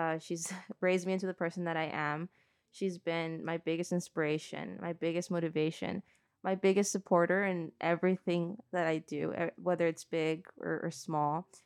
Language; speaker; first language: English; early bilingual, other home language; Spanish